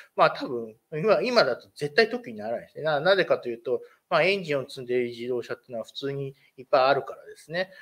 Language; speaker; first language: Japanese; native; Japanese